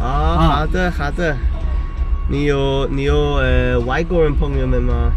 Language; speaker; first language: Chinese; non-native, learner; English